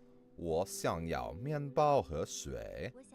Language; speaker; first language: Chinese; non-native, learner; English